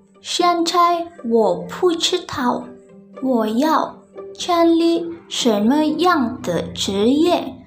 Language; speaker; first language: Chinese; non-native, learner; Indonesian